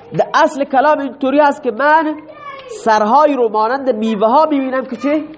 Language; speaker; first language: Persian; non-native, local second language; Baluchi